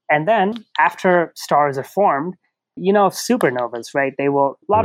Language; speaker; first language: English; non-native, local second language; Bangla